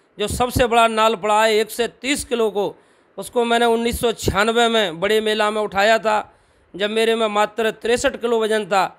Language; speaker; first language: Hindi; native; Hindi